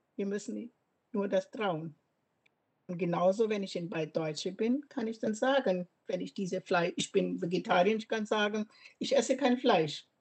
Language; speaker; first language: German; non-native, fluent; Punjabi